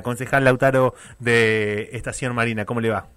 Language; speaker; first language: Spanish; native; Spanish